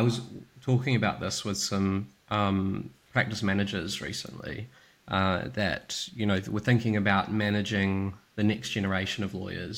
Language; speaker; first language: English; native; English